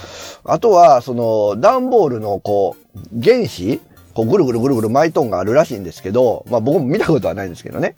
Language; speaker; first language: Japanese; native; Japanese